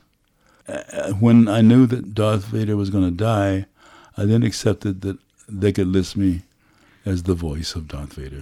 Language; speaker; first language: English; native; English